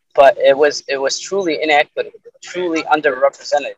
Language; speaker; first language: English; early bilingual, other home language; Arabic